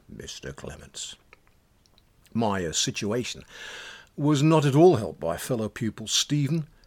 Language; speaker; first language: English; native; English